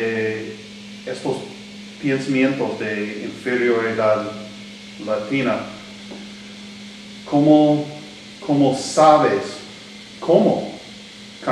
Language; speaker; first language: Spanish; non-native, learner; English